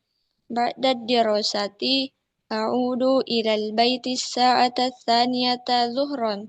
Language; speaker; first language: Arabic; non-native, learner; Indonesian